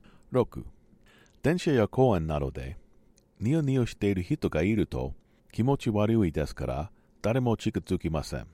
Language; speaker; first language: Japanese; non-native, learner; English